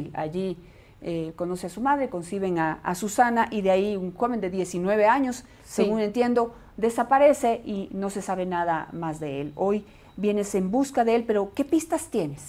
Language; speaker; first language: Spanish; native; Spanish